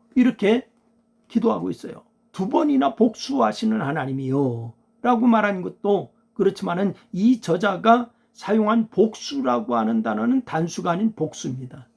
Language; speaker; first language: Korean; native; Korean